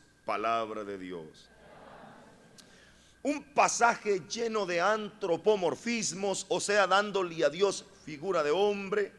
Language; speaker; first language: Spanish; native; Spanish